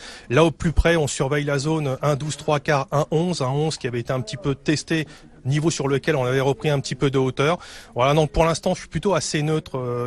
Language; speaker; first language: French; native; French